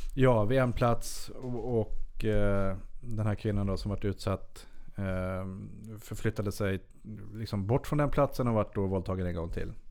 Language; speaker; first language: Swedish; native; Swedish